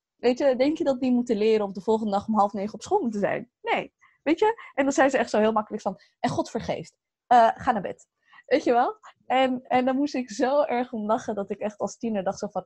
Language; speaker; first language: Dutch; early bilingual, other home language; Arabic